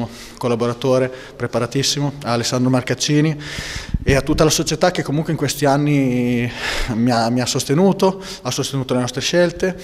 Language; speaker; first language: Italian; native; Italian